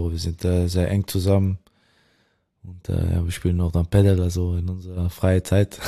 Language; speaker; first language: German; non-native, learner; Dutch